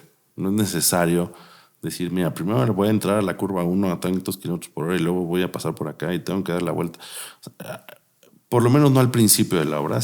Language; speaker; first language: Spanish; native; Spanish